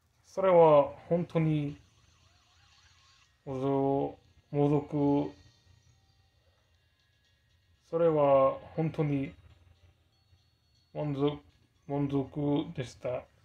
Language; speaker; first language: Japanese; non-native, learner; English